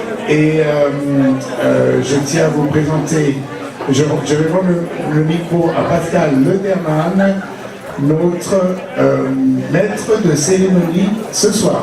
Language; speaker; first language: French; early bilingual, heritage; English